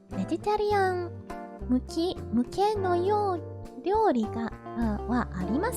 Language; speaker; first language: Japanese; non-native, learner; English